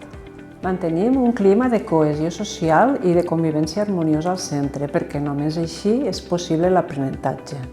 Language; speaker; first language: Catalan; native; Catalan